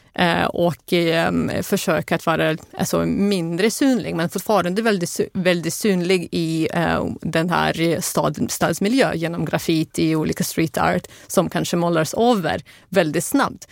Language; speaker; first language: Swedish; non-native, fluent; Russian